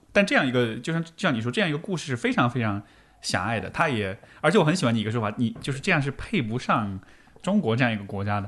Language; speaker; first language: Chinese; native; Chinese